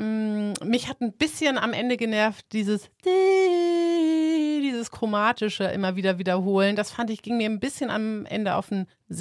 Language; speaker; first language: German; native; German